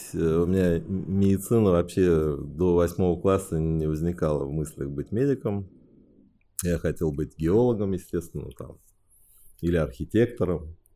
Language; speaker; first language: Russian; early bilingual, other home language; Chinese